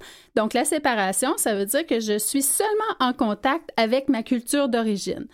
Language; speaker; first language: French; native; French